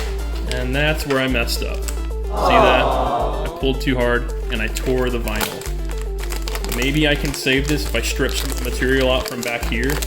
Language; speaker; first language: English; native; English